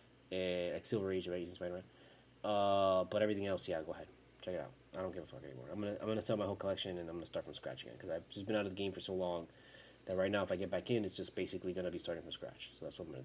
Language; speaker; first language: English; early bilingual, other home language; Spanish